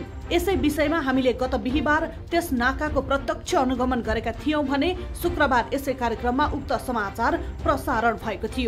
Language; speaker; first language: Nepali; native; Nepali